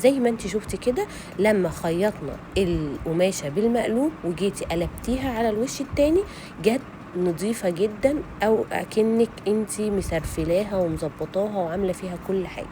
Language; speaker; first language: Arabic; native; Arabic